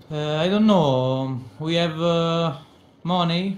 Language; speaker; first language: English; non-native, learner; Italian